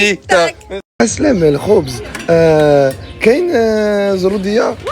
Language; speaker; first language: Arabic; early bilingual, heritage; Arabic